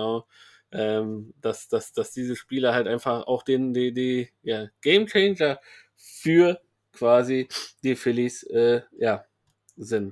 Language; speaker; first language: German; native; German